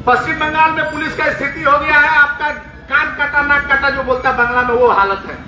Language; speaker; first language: Hindi; non-native, local second language; Bangla